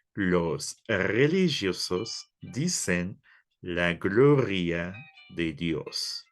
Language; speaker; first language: Spanish; non-native, fluent; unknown